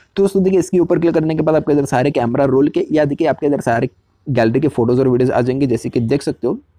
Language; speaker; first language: Hindi; native; Hindi